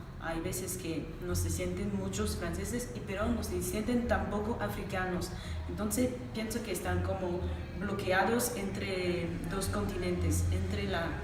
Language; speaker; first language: Spanish; non-native, fluent; French